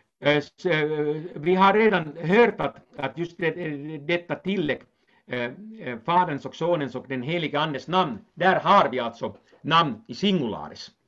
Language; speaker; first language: Swedish; non-native, local second language; Finnish